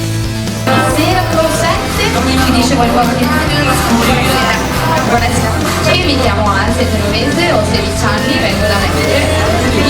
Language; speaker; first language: Italian; native; Italian